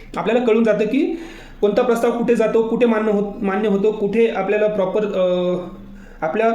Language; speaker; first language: Marathi; non-native, local second language; Lambadi